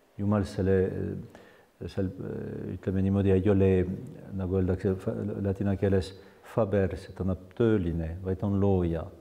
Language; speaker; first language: Estonian; non-native, fluent; French